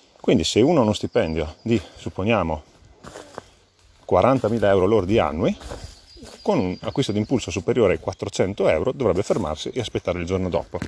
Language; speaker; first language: Italian; native; Italian